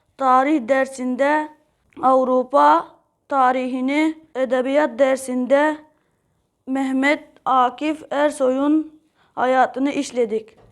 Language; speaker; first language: Turkish; non-native, learner; Uzbek